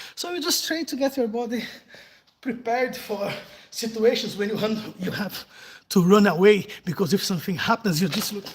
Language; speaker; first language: English; non-native, fluent; Portuguese